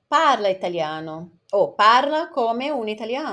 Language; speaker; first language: Italian; non-native, fluent; Portuguese